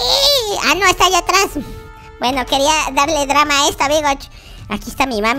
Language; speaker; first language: Spanish; native; Spanish